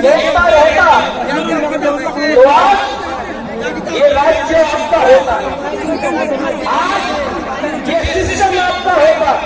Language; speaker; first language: Hindi; non-native, local second language; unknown